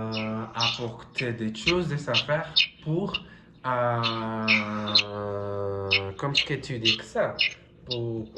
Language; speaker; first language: French; non-native, learner; Spanish